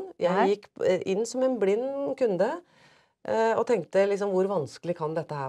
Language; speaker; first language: Norwegian; native; Norwegian